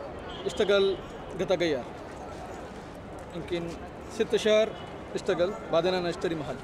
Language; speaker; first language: Arabic; non-native, learner; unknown